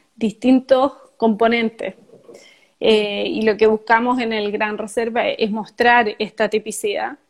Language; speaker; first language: Spanish; native; Spanish